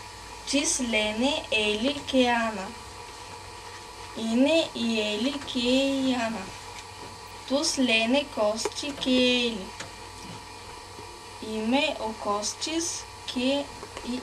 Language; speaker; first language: Greek; non-native, learner; Bulgarian